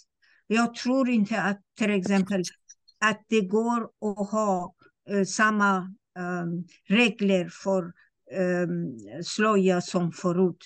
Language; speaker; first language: Swedish; non-native, fluent; Persian